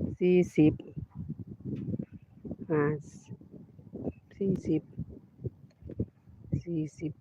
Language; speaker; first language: Thai; non-native, local second language; Northeastern Thai